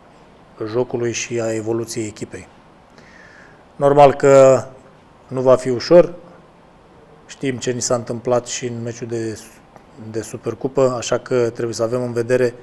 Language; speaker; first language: Romanian; native; Romanian